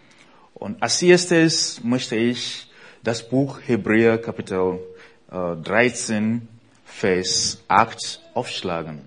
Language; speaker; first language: German; non-native, fluent; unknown